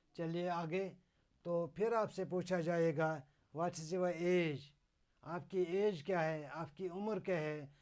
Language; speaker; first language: Urdu; non-native, local second language; Kashmiri